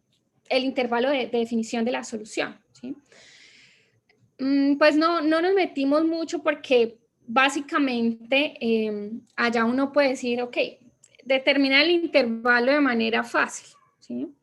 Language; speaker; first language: Spanish; native; Spanish